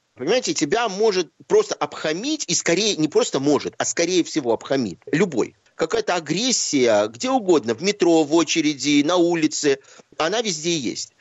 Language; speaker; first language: Russian; native; Russian